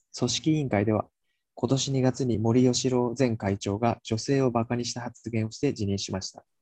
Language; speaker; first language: Japanese; native; Japanese